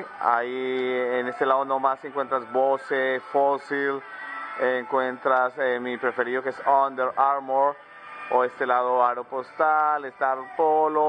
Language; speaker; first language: Spanish; native; Spanish